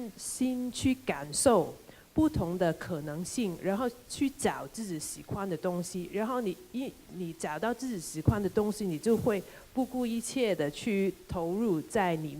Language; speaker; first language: Chinese; non-native, local second language; Cantonese